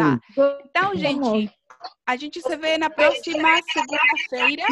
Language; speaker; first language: Portuguese; non-native, fluent; Spanish